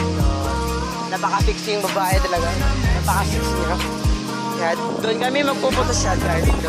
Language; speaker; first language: Filipino; non-native, local second language; Cebuano